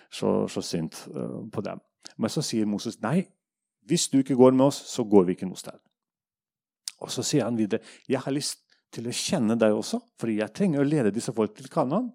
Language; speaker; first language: Norwegian; non-native, fluent; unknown